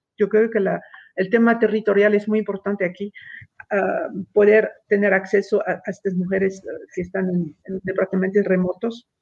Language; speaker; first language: Spanish; non-native, fluent; French